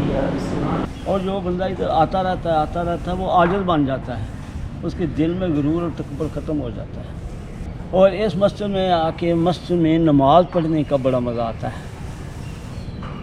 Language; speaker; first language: Urdu; non-native, local second language; Punjabi